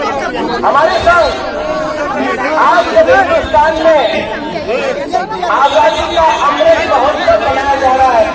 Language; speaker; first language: Hindi; non-native, local second language; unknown